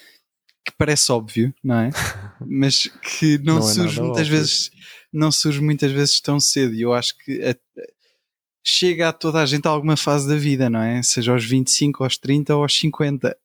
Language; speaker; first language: Portuguese; native; Portuguese